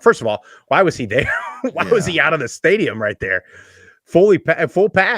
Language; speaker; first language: English; native; English